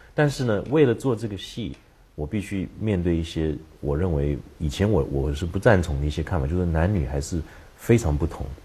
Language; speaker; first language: Chinese; native; Chinese